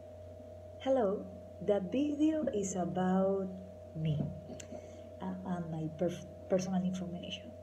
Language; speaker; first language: English; non-native, learner; Spanish